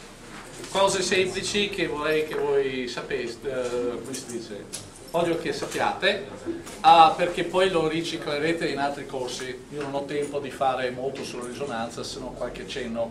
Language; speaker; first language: Italian; native; Italian